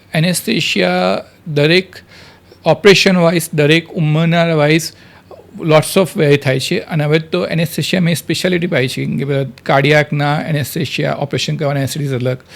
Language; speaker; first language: Gujarati; native; Gujarati